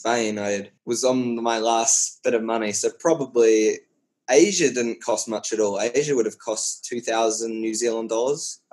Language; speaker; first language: English; native; English